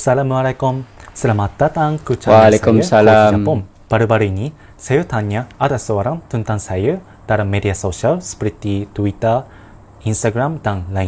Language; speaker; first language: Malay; non-native, learner; Japanese